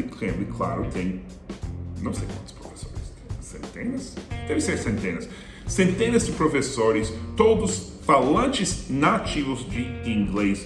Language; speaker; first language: Portuguese; non-native, fluent; English